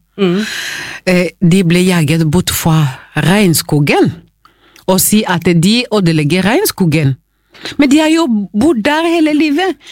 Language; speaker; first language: Norwegian; non-native, fluent; Swahili